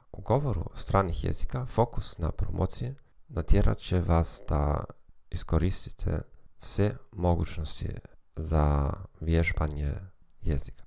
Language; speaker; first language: Croatian; non-native, fluent; German